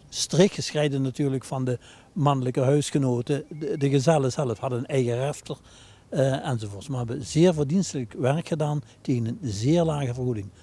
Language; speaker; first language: Dutch; native; Dutch